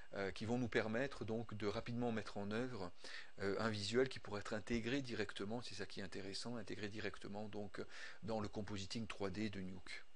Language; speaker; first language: French; native; French